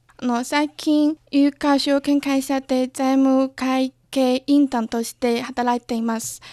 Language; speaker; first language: Japanese; non-native, learner; Chinese